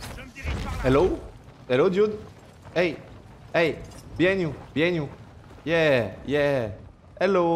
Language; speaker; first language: English; non-native, learner; French